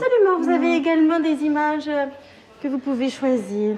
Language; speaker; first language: French; native; French